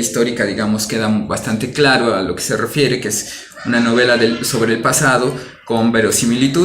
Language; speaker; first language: Spanish; native; Spanish